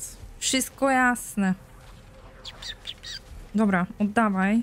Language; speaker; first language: Polish; native; Polish